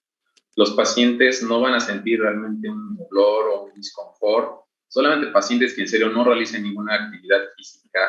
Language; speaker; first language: Spanish; native; Spanish